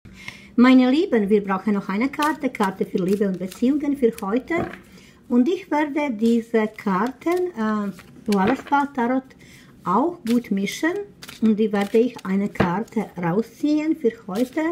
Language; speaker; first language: German; non-native, fluent; Croatian